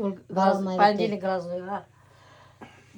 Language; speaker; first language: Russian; non-native, local second language; Bashkir